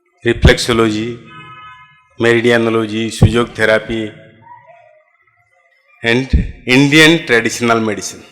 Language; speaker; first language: Kannada; non-native, local second language; Odia